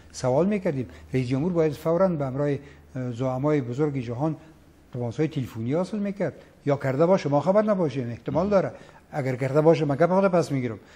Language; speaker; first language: Persian; native; Persian